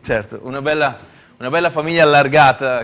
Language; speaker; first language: Italian; native; Italian